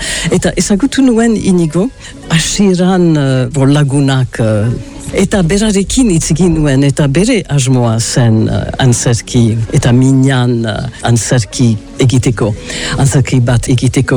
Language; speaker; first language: Basque; non-native, learner; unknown